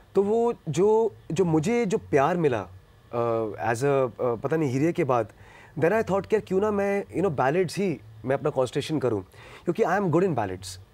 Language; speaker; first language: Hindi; non-native, local second language; Punjabi